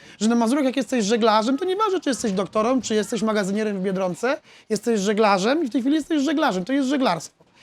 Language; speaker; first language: Polish; native; Polish